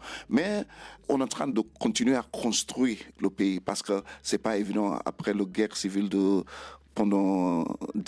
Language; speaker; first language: French; non-native, fluent; Krio